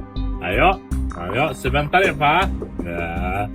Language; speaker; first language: Indonesian; non-native, learner; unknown